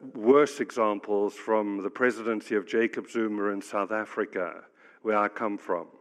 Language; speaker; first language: English; native; English